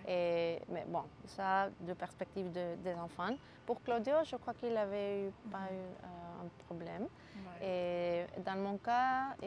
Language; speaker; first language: French; non-native, fluent; Spanish